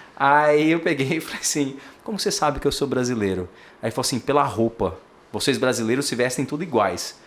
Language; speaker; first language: Portuguese; native; Portuguese